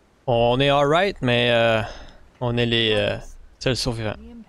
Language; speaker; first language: French; native; French